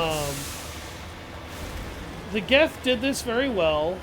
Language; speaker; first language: English; native; English